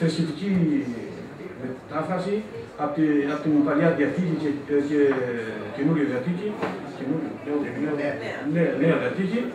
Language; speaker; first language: Greek; non-native, fluent; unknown